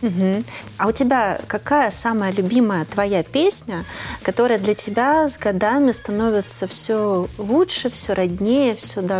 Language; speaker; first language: Russian; native; Russian